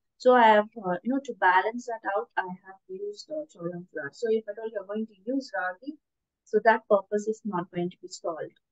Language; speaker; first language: English; non-native, local second language; Tamil